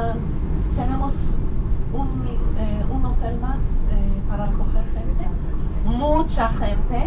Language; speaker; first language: Spanish; non-native, learner; Hebrew